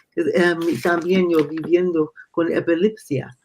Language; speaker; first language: Spanish; non-native, learner; English